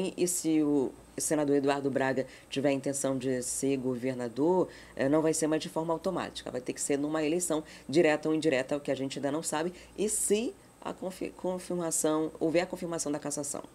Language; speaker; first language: Portuguese; native; Portuguese